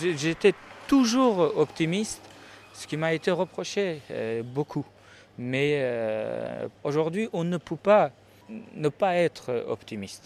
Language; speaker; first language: French; non-native, fluent; Persian